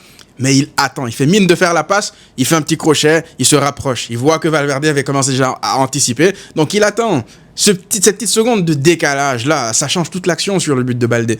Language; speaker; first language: French; native; French